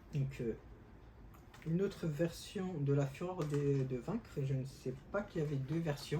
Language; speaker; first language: French; native; French